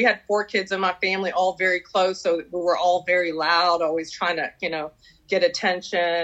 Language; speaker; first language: English; early bilingual, other home language; French